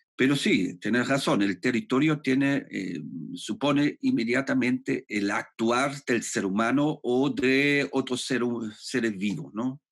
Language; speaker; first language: Spanish; non-native, fluent; German